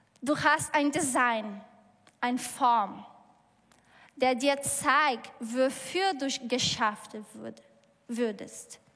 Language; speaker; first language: German; non-native, learner; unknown